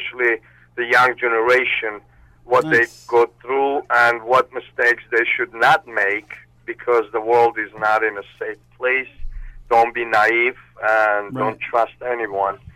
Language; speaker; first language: English; non-native, fluent; Armenian